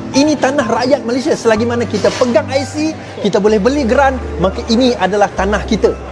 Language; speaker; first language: Malay; non-native, local second language; Chinese